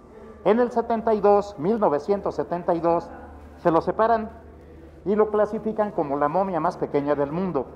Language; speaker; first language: Spanish; native; Spanish